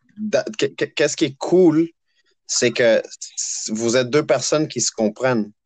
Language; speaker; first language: French; early bilingual, other home language; Spanish